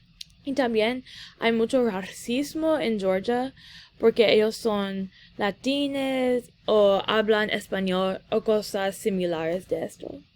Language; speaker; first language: Spanish; early bilingual, heritage; English